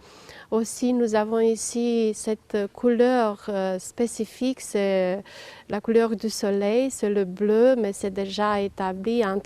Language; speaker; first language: French; non-native, fluent; Romanian